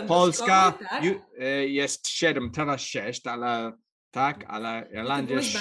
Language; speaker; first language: Polish; non-native, learner; English